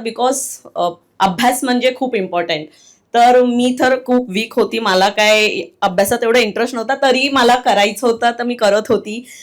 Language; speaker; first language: Marathi; non-native, local second language; Telugu